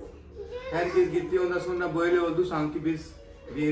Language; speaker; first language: Turkish; non-native, learner; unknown